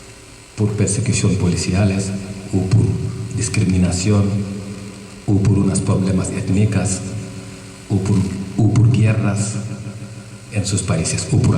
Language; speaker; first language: Spanish; non-native, fluent; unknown